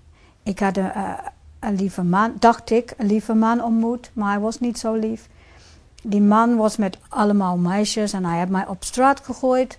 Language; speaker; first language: Dutch; non-native, fluent; English